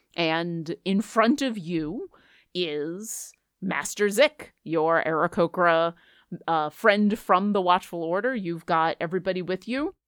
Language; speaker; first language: English; native; English